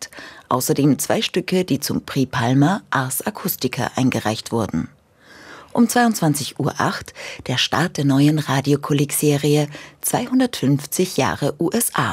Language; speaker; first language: German; native; German